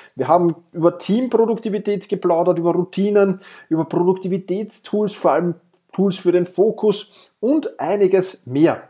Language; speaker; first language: German; native; German